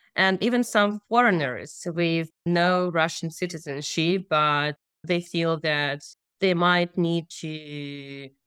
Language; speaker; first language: English; non-native, fluent; Russian